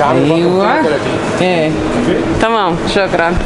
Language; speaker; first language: Arabic; non-native, learner; English